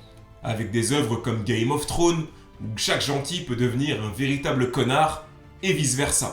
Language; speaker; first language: French; native; French